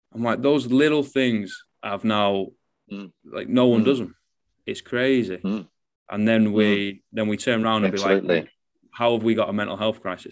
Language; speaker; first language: English; native; English